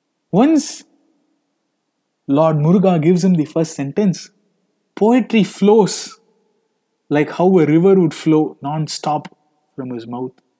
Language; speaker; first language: English; non-native, local second language; Tamil